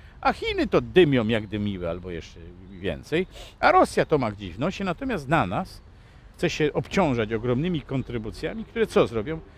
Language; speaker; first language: Polish; native; Polish